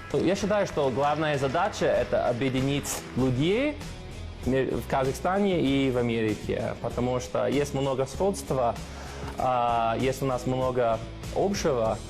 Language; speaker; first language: Russian; non-native, fluent; English